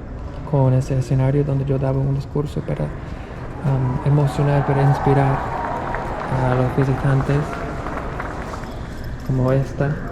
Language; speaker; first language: Spanish; non-native, fluent; English